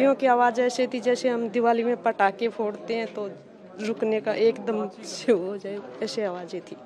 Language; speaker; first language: Hindi; native; Hindi